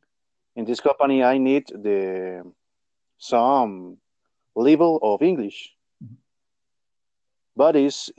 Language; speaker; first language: English; non-native, learner; Spanish